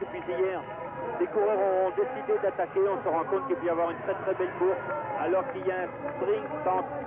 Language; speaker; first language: French; native; French